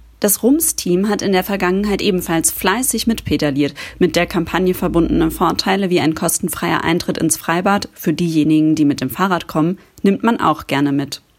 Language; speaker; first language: German; native; German